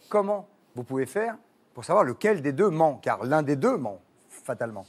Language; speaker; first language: French; native; French